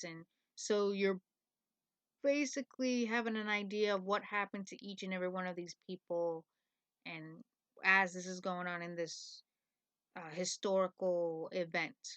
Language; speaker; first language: English; native; English